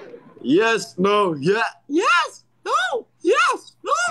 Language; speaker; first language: English; non-native, learner; Chinese